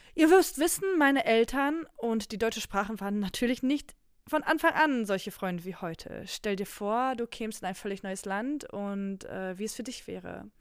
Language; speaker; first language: German; non-native, local second language; Polish